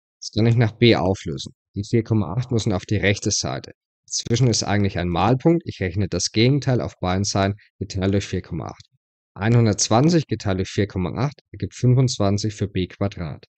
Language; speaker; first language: German; native; German